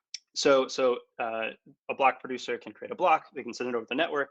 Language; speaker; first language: English; native; English